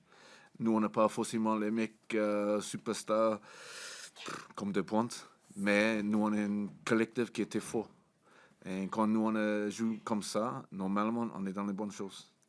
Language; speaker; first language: French; non-native, fluent; English